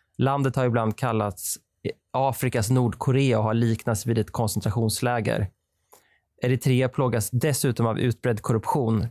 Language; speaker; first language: Swedish; native; Swedish